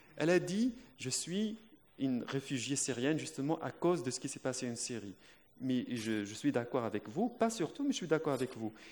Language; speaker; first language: French; non-native, local second language; Arabic